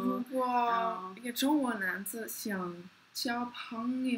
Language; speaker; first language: Chinese; non-native, learner; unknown